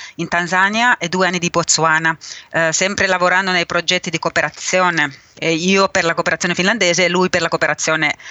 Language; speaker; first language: Italian; non-native, fluent; Finnish